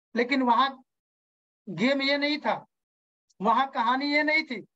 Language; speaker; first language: Hindi; native; Hindi